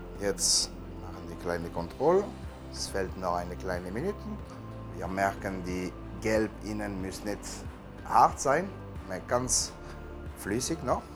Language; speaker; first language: German; non-native, learner; French